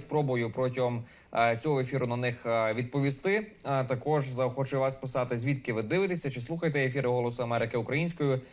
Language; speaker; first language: Ukrainian; native; Ukrainian